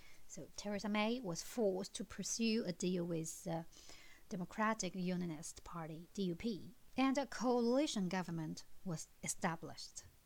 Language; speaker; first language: English; non-native, fluent; Chinese